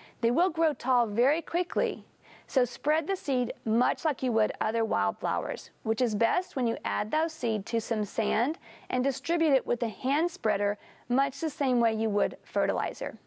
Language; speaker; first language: English; native; English